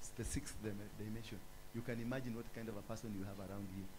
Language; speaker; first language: English; non-native, local second language; Swahili